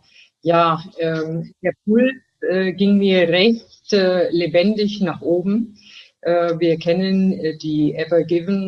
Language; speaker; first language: German; native; German